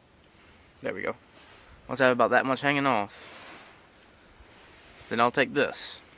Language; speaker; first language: English; native; English